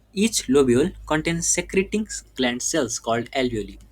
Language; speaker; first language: English; non-native, local second language; Nepali